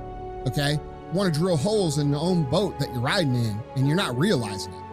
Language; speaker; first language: English; native; English